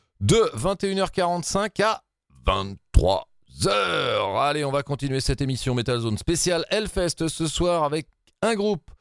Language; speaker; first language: French; native; French